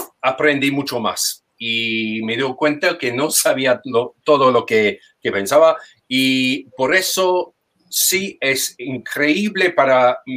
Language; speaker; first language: Spanish; non-native, fluent; English